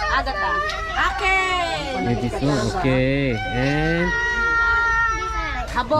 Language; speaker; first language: English; non-native, learner; Korean